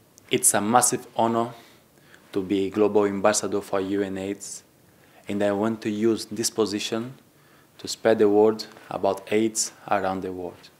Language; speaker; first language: English; non-native, fluent; Portuguese